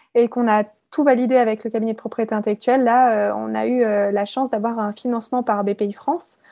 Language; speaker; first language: French; native; French